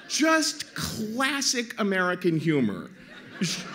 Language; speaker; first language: English; native; English